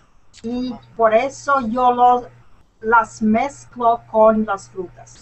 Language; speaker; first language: Spanish; non-native, learner; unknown